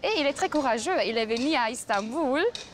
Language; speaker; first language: French; non-native, learner; Turkish